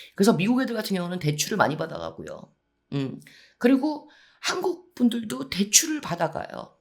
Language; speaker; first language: Korean; early bilingual, heritage; Korean